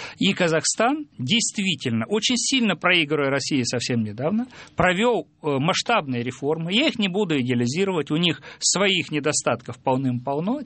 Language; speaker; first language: Russian; native; Russian